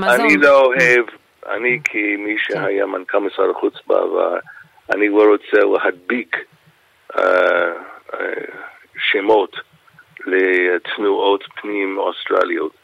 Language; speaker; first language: Hebrew; non-native, fluent; English